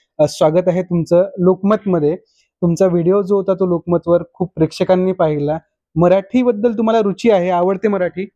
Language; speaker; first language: Marathi; native; Marathi